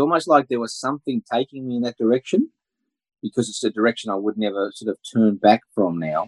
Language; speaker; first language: English; native; English